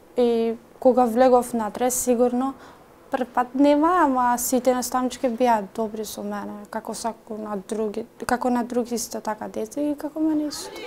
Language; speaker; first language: Macedonian; non-native, local second language; Romany